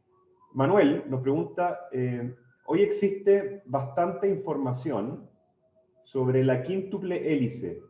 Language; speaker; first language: Spanish; native; Spanish